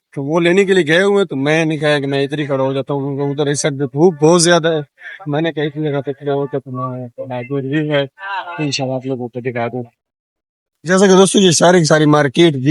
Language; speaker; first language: Urdu; non-native, local second language; Punjabi